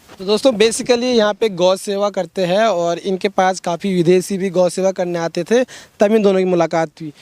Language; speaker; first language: Hindi; native; Hindi